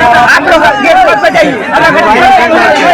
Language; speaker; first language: Hindi; native; Hindi